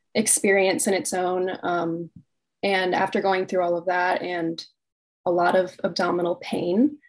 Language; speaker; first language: English; native; English